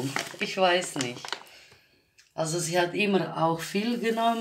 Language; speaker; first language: German; non-native, learner; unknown